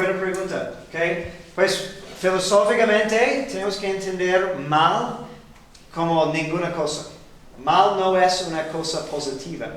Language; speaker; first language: Spanish; non-native, fluent; English